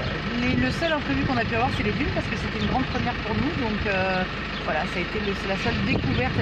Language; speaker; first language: French; native; French